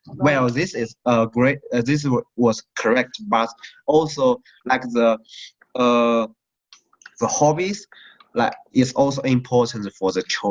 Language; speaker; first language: English; non-native, learner; Chinese